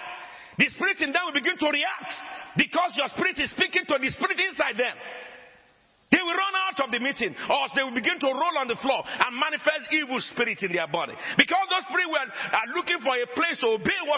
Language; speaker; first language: English; non-native, local second language; Akan